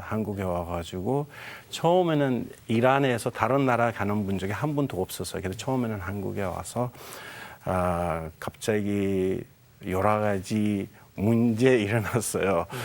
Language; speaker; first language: Korean; non-native, fluent; Persian